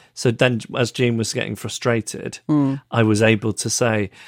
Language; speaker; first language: English; native; English